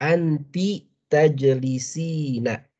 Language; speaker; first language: Arabic; non-native, fluent; Indonesian